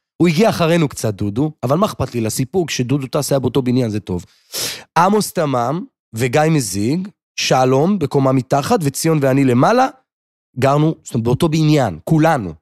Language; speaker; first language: Hebrew; native; Hebrew